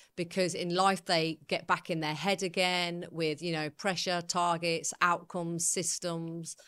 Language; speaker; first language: English; native; English